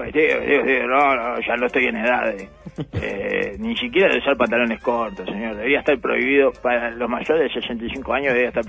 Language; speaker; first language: Spanish; native; Spanish